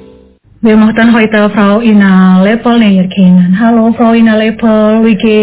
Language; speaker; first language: German; non-native, fluent; Indonesian